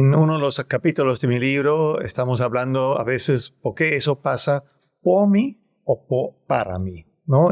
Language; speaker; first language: Spanish; non-native, fluent; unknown